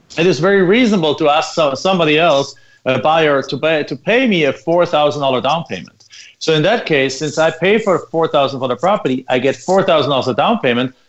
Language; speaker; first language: English; non-native, fluent; German